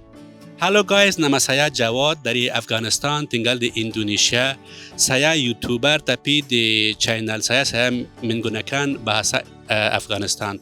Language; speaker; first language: Indonesian; non-native, fluent; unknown